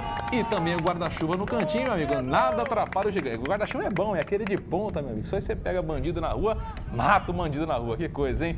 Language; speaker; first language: Portuguese; native; Portuguese